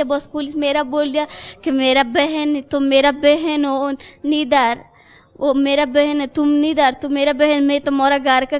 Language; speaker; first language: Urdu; non-native, learner; Persian